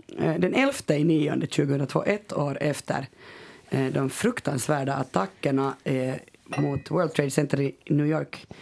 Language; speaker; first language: Swedish; native; Swedish